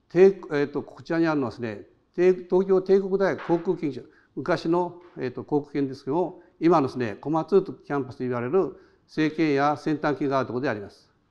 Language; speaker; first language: Japanese; native; Japanese